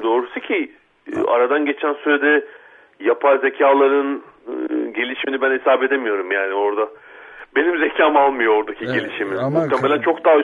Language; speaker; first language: Turkish; native; Turkish